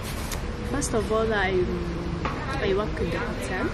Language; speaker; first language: English; non-native, local second language; Kinyarwanda